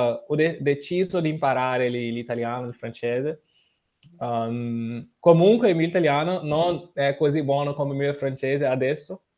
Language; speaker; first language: Italian; non-native, fluent; Portuguese